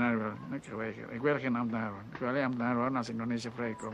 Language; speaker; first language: Dutch; non-native, local second language; Indonesian